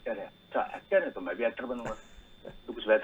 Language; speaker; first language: Hindi; native; Hindi